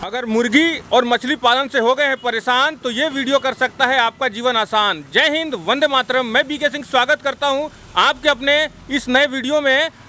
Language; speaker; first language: Hindi; native; Hindi